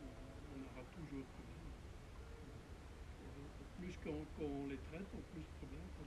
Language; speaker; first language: French; non-native, fluent; Dutch